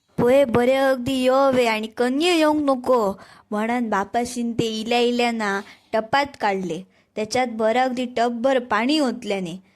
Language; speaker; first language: Marathi; native; Marathi